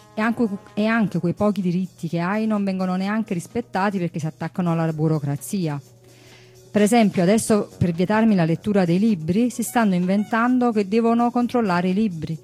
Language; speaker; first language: Italian; native; Italian